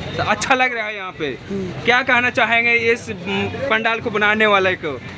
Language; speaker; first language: Hindi; native; Hindi